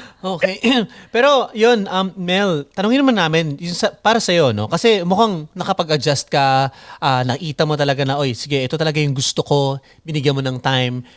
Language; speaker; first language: Filipino; native; Filipino